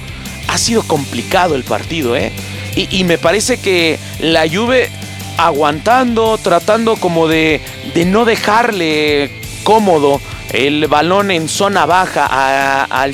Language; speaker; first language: Spanish; native; Spanish